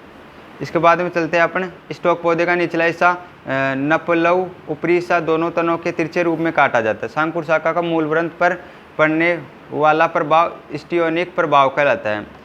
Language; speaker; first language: Hindi; native; Hindi